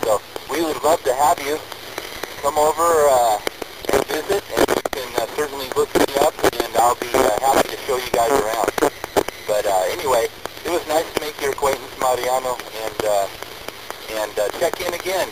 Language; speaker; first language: English; native; English